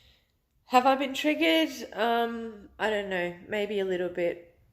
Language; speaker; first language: English; native; English